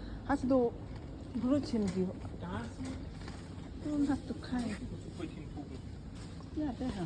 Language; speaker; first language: German; non-native, learner; Filipino